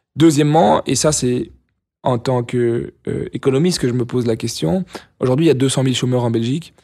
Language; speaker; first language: French; native; French